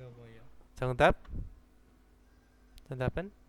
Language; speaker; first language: Korean; non-native, fluent; Indonesian